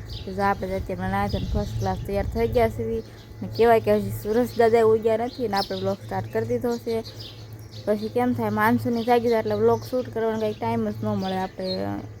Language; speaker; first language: Gujarati; native; Gujarati